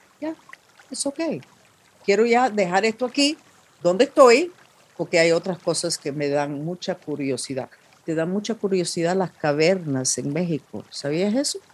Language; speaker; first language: Spanish; non-native, fluent; English